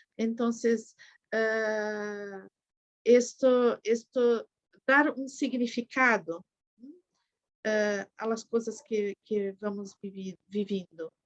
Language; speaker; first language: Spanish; non-native, fluent; Portuguese